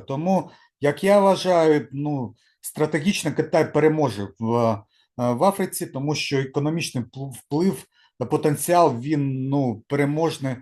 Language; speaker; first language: Ukrainian; non-native, local second language; Russian